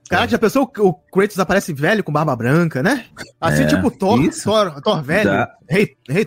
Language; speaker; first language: Portuguese; native; Portuguese